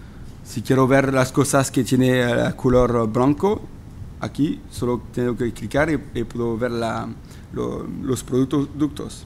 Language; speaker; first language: Spanish; non-native, fluent; French